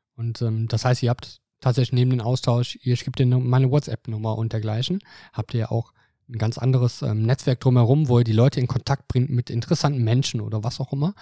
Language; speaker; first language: German; native; German